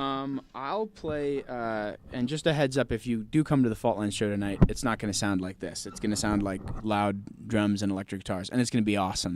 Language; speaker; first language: English; native; English